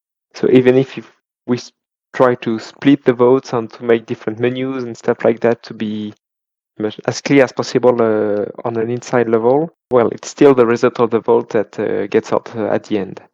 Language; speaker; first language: English; non-native, fluent; French